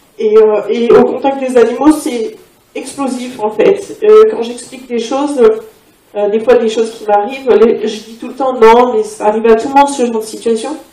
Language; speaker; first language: French; native; French